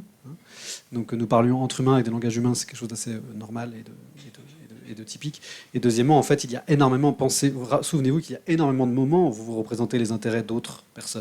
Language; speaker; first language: French; native; French